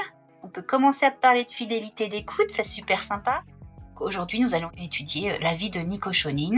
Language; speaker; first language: French; native; French